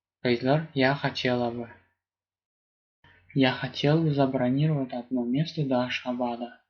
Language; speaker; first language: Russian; non-native, fluent; Turkmen